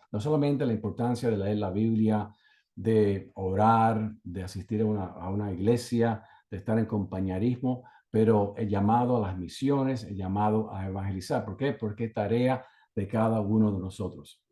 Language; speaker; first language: Spanish; native; Spanish